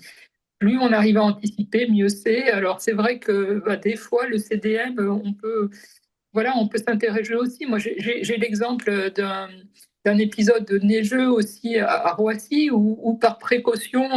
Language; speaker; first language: French; native; French